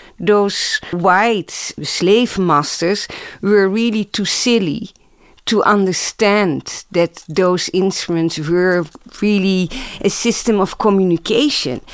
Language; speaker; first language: English; non-native, fluent; Dutch